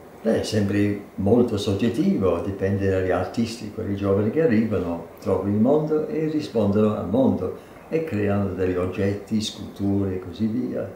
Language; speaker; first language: Italian; non-native, fluent; English